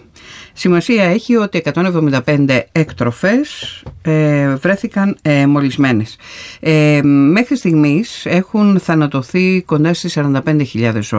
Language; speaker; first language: Greek; native; Greek